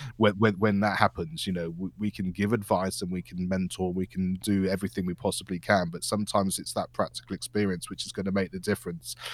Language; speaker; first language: English; native; English